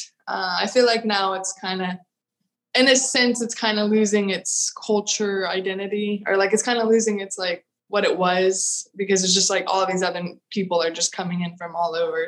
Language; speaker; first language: English; native; English